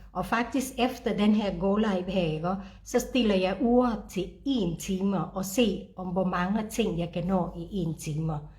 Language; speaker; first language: Danish; non-native, fluent; Filipino